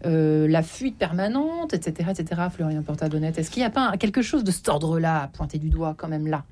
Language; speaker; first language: French; native; French